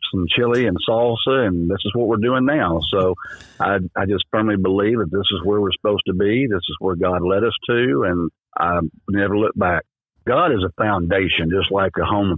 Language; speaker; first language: English; native; English